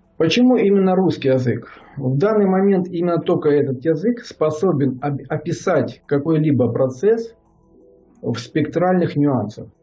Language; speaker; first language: Russian; native; Russian